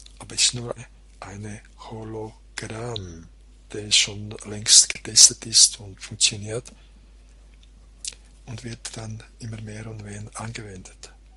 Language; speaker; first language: German; non-native, fluent; Croatian